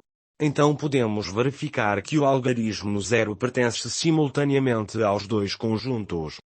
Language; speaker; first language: Portuguese; native; Portuguese